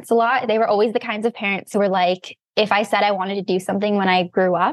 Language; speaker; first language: English; native; English